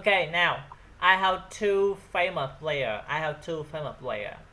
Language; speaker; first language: English; non-native, learner; Vietnamese